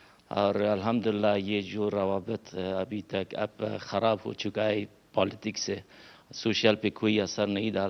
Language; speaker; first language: Hindi; non-native, fluent; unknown